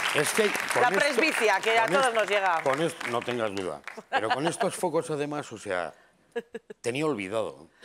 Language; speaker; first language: Spanish; native; Spanish